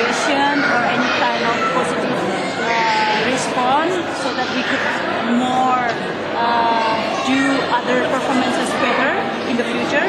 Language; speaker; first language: English; non-native, learner; Indonesian